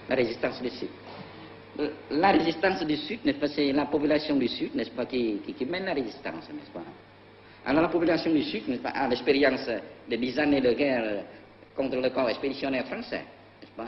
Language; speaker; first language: French; non-native, fluent; Vietnamese